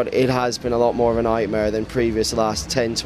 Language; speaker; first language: English; native; English